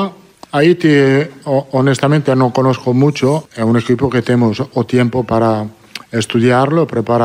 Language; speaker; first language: Portuguese; non-native, fluent; Italian